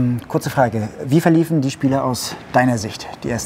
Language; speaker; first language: German; native; German